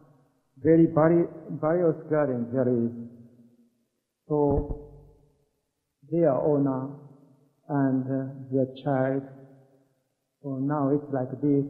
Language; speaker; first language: English; non-native, learner; Japanese